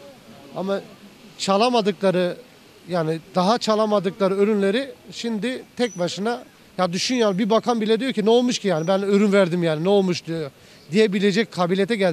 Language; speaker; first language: Turkish; native; Turkish